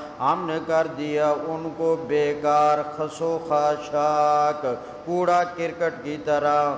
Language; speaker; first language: Urdu; non-native, local second language; Punjabi